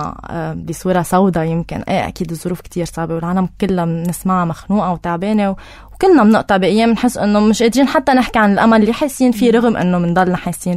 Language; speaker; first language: Arabic; native; Arabic